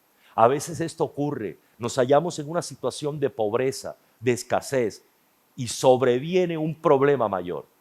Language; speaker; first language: Spanish; native; Spanish